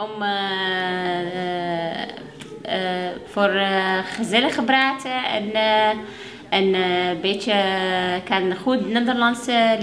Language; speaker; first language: Dutch; non-native, learner; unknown